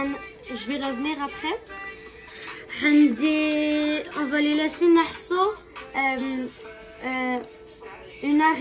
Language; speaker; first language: French; non-native, local second language; Arabic